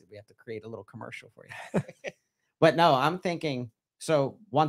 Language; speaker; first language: English; native; English